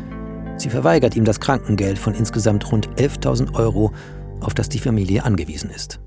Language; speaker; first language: German; native; German